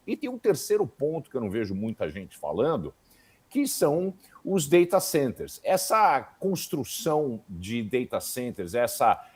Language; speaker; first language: Portuguese; native; Portuguese